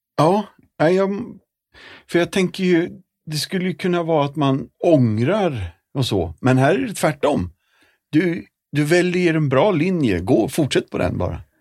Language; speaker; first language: Swedish; native; Swedish